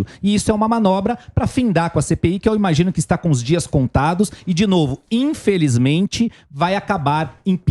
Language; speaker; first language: Portuguese; native; Portuguese